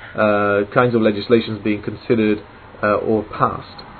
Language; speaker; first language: English; non-native, fluent; Italian